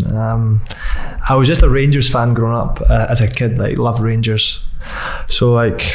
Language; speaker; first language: English; native; English